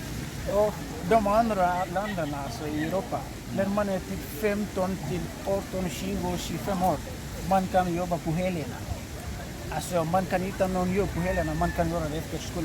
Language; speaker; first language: Swedish; early bilingual, other home language; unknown